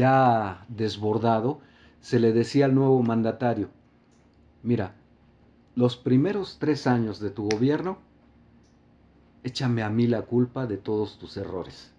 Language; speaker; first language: Spanish; native; Spanish